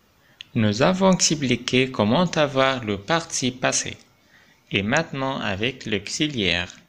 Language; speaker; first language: French; non-native, fluent; Arabic